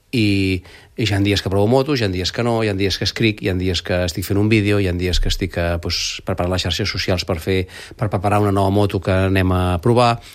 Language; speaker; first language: Catalan; native; Catalan